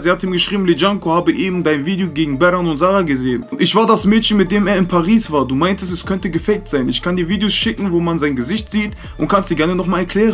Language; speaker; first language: German; early bilingual, other home language; Turkish